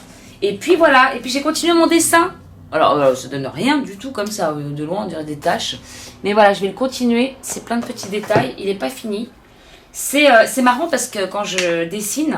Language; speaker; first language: French; native; French